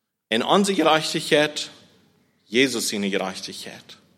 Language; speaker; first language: German; native; German